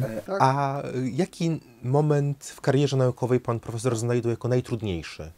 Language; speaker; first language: Polish; native; Polish